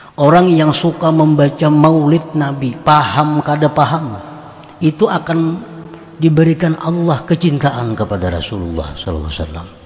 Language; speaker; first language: Indonesian; non-native, local second language; Banjar